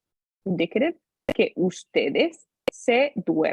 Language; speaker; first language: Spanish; non-native, fluent; English